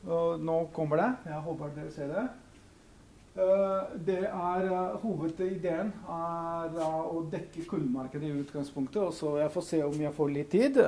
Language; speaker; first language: Norwegian; non-native, fluent; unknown